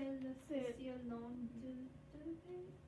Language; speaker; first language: French; non-native, learner; English